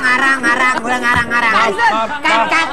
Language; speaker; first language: Indonesian; native; Indonesian